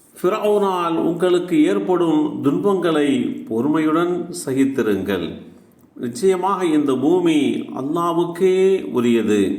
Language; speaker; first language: Tamil; native; Tamil